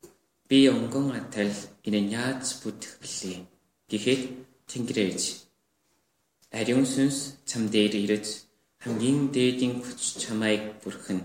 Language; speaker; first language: Mongolian; non-native, learner; Korean